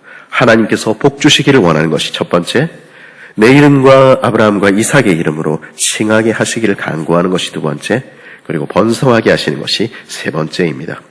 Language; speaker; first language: Korean; native; Korean